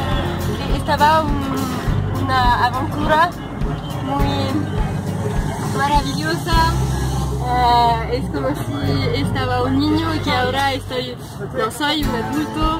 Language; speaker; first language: Spanish; non-native, learner; French